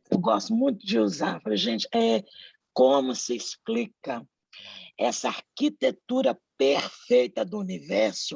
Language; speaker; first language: Portuguese; native; Portuguese